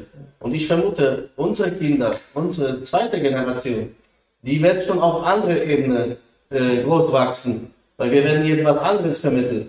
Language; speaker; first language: German; non-native, fluent; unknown